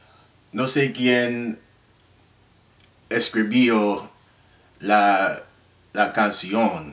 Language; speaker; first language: Spanish; non-native, learner; English